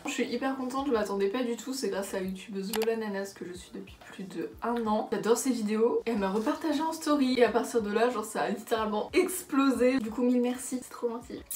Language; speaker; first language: French; native; French